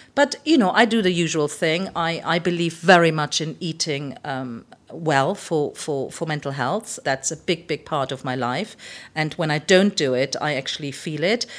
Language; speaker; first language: English; early bilingual, other home language; German